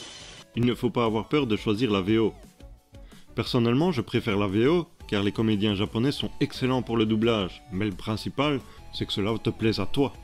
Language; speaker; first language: French; native; French